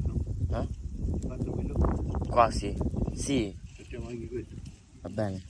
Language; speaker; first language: Italian; early bilingual, other home language; Bangla